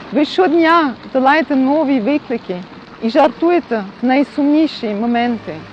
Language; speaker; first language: Ukrainian; non-native, fluent; German